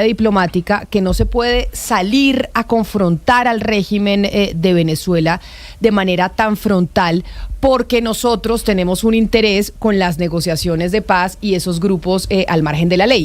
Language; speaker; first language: Spanish; native; Spanish